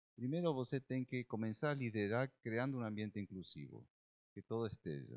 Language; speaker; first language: Portuguese; non-native, learner; Spanish